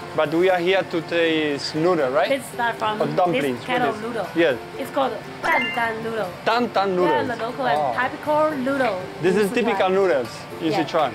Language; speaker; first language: English; non-native, learner; Spanish